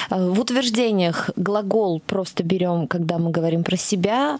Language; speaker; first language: Russian; native; Russian